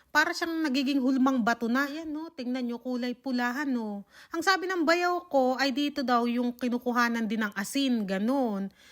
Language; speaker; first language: Filipino; native; Filipino